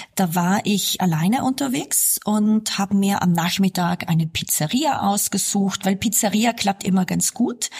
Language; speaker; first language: German; native; German